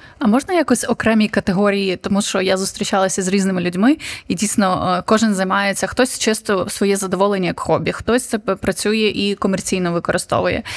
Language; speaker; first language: Ukrainian; native; Ukrainian